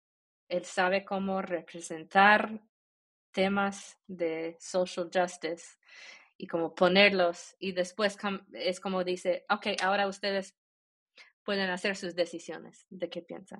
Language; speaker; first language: Spanish; early bilingual, heritage; Spanish